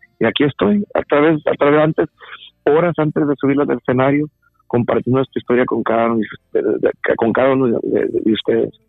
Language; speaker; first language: Spanish; early bilingual, heritage; Spanish